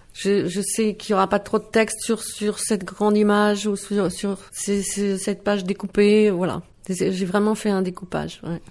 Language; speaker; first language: French; non-native, local second language; Dutch